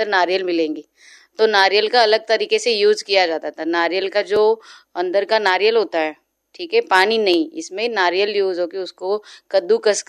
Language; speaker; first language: Hindi; non-native, local second language; Marathi